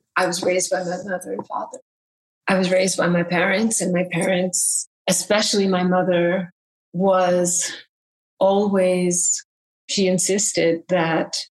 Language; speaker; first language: English; early bilingual, other home language; Bangla